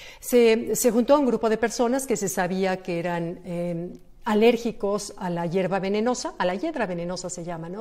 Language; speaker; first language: Spanish; native; Spanish